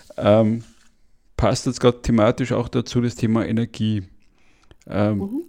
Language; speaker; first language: German; native; German